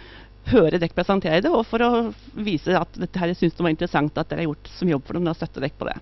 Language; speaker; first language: Norwegian; native; Norwegian